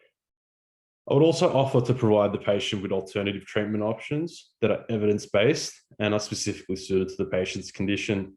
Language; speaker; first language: English; native; English